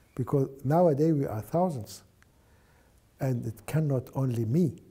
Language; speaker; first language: English; non-native, fluent; Arabic